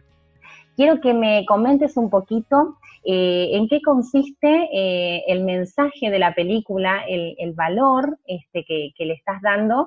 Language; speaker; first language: Spanish; native; Spanish